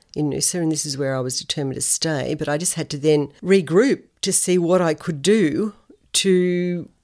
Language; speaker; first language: English; native; English